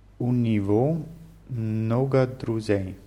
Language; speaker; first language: Russian; non-native, learner; German